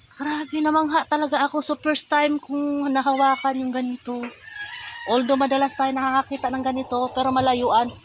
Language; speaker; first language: Filipino; non-native, local second language; Cebuano